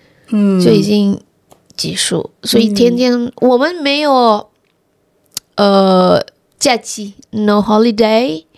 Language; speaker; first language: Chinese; non-native, fluent; Indonesian